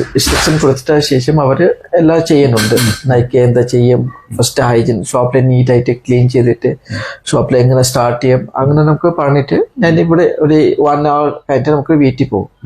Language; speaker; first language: Malayalam; non-native, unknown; Assamese